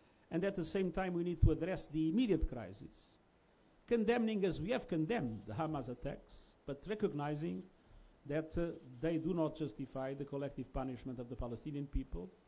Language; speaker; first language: English; non-native, fluent; Portuguese